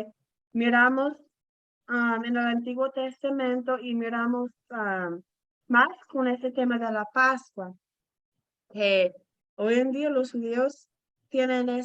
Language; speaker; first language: Spanish; non-native, fluent; English